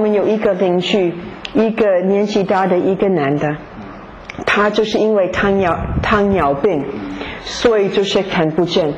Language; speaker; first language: Chinese; non-native, fluent; English